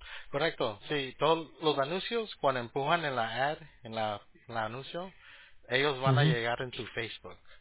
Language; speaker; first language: Spanish; early bilingual, heritage; Spanish